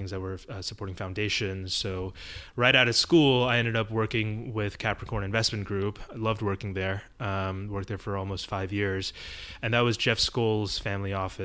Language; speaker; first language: English; early bilingual, other home language; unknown